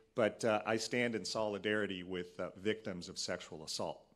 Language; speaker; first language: English; early bilingual, other home language; Spanish